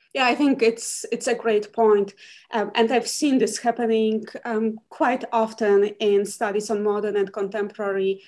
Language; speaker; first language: English; non-native, fluent; Polish